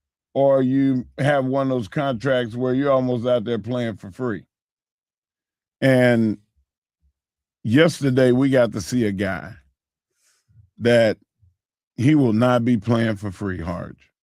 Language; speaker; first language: English; native; English